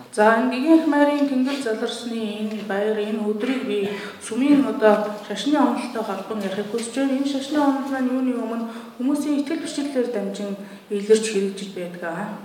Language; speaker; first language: Mongolian; native; Mongolian